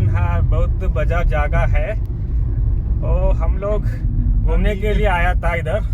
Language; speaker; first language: Hindi; non-native, local second language; Malayalam